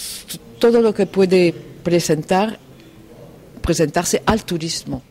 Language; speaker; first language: Spanish; non-native, fluent; French